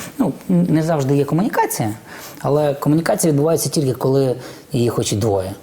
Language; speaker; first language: Ukrainian; non-native, local second language; Russian